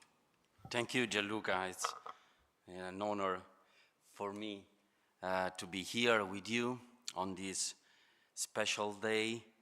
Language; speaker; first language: English; non-native, fluent; Italian